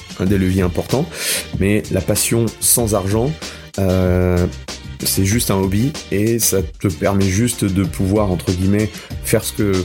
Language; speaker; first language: French; native; French